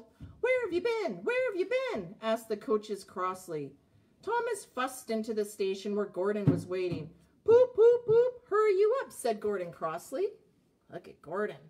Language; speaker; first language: English; native; English